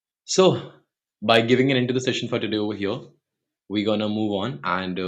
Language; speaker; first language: English; non-native, local second language; Hindi